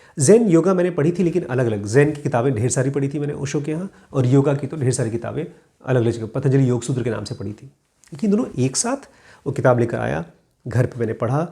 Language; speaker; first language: Hindi; native; Hindi